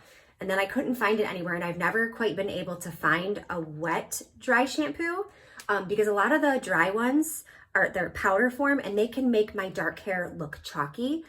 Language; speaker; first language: English; native; English